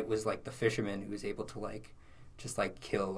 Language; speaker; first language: English; native; English